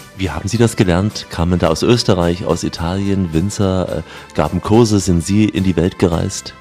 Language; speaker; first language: German; native; German